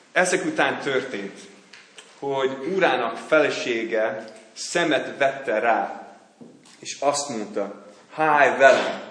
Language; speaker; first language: Hungarian; non-native, fluent; English